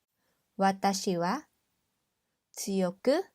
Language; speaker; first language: Japanese; non-native, fluent; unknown